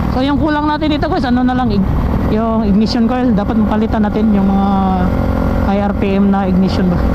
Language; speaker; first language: Filipino; non-native, local second language; Cebuano